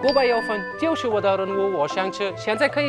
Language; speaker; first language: Chinese; non-native, fluent; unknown